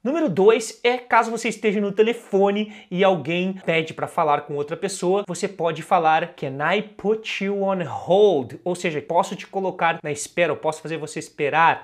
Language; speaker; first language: Portuguese; native; Portuguese